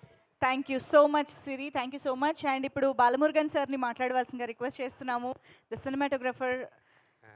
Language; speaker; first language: Telugu; native; Telugu